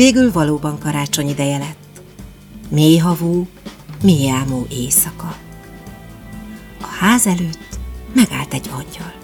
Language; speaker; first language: Hungarian; native; Hungarian